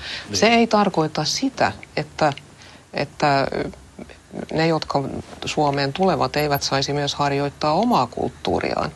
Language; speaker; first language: Finnish; non-native, local second language; Swedish